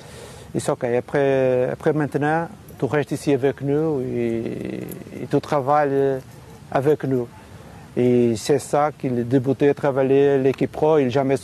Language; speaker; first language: French; non-native, learner; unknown